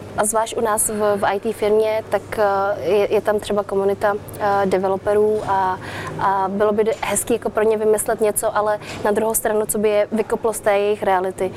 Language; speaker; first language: Czech; early bilingual, other home language; Vietnamese